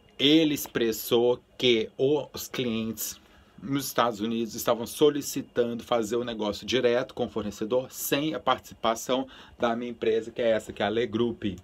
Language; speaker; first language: Portuguese; early bilingual, other home language; Spanish